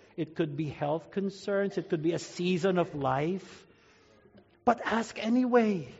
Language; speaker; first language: English; non-native, local second language; Filipino